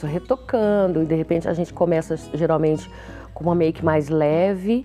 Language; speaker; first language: Portuguese; native; Portuguese